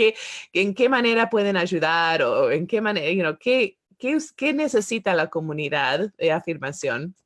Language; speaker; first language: Spanish; non-native, fluent; English